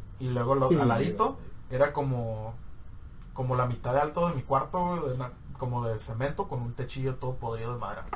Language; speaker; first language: Spanish; native; Spanish